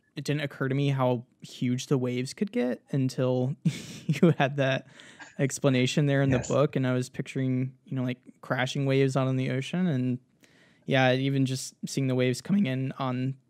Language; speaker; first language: English; native; English